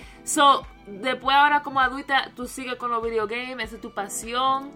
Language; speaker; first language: Spanish; early bilingual, other home language; English